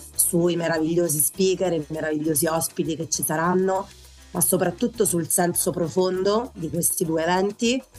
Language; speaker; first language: Italian; native; Italian